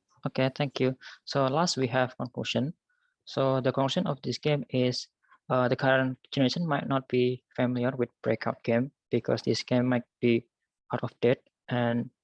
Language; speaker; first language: English; non-native, learner; Indonesian